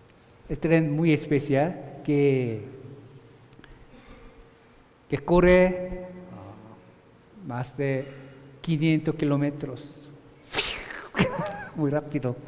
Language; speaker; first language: Spanish; non-native, fluent; Korean